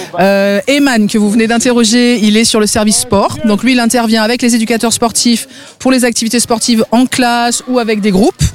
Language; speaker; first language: French; native; French